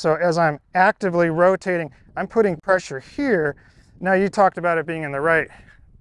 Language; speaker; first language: English; native; English